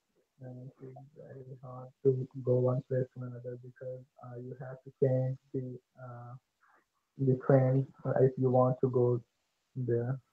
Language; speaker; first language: English; non-native, learner; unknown